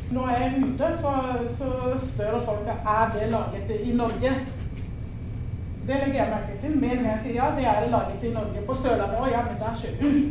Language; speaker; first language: Norwegian; non-native, fluent; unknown